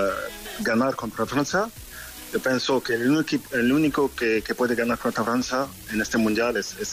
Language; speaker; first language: Spanish; non-native, learner; French